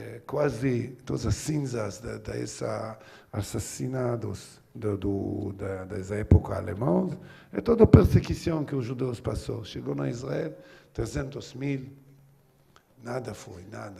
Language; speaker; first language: Portuguese; non-native, learner; Hebrew